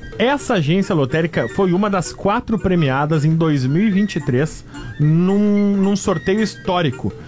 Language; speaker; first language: Portuguese; native; Portuguese